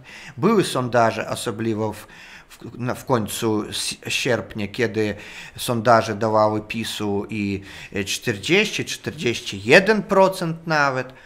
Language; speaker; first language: Polish; non-native, fluent; Russian